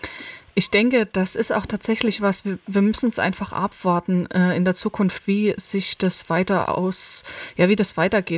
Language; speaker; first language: German; native; German